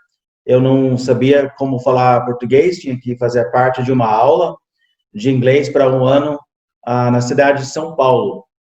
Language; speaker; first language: Portuguese; non-native, fluent; English